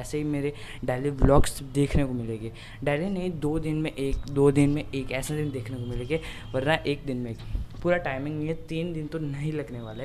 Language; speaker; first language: Hindi; native; Hindi